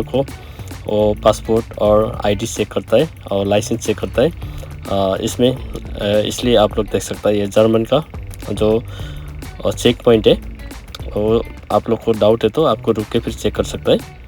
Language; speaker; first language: Hindi; non-native, learner; Nepali